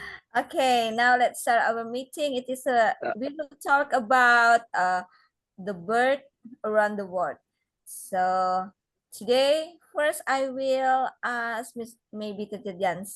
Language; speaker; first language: English; non-native, learner; Indonesian